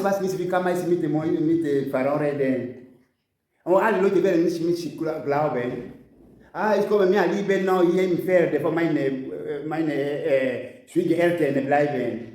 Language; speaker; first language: German; non-native, learner; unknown